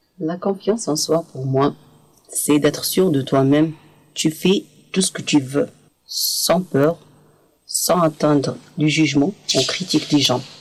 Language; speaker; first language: French; non-native, local second language; Arabic